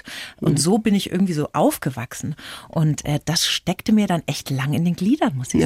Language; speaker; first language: German; native; German